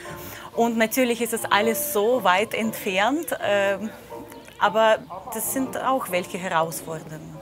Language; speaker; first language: German; non-native, fluent; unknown